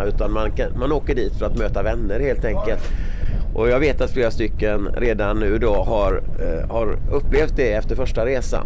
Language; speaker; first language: Swedish; native; Swedish